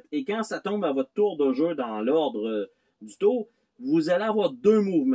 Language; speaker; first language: French; native; French